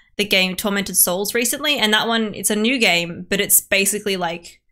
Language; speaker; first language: English; native; English